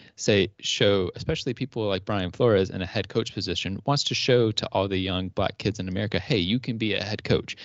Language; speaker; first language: English; native; English